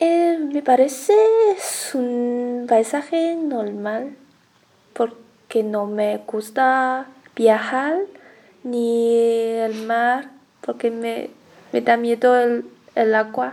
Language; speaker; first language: Spanish; non-native, learner; Chinese